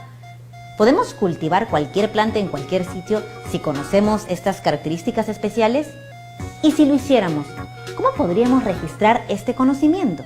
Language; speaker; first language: Spanish; native; Spanish